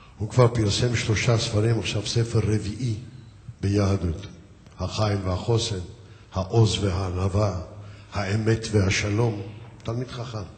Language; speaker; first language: Hebrew; early bilingual, other home language; Yiddish